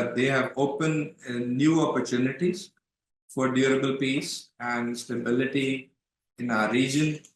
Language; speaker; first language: English; non-native, local second language; Urdu